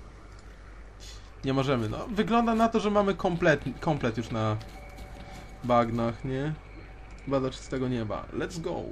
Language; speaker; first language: Polish; native; Polish